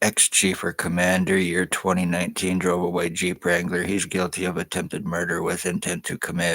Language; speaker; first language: English; native; English